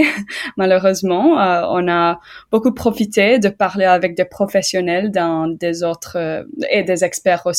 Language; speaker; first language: French; non-native, learner; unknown